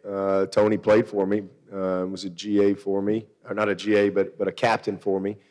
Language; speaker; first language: English; native; English